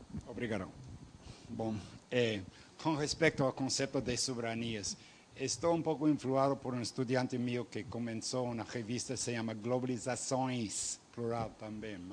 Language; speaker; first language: Portuguese; non-native, fluent; Spanish